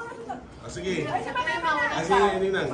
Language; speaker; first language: Filipino; native; Filipino